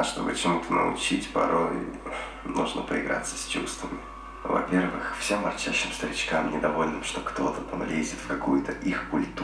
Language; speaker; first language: Russian; native; Russian